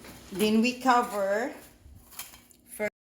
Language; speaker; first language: English; non-native, local second language; Cebuano